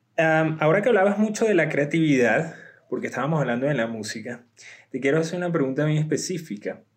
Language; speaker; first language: Spanish; native; Spanish